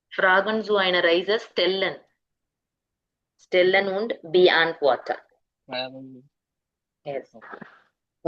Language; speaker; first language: German; non-native, learner; Tamil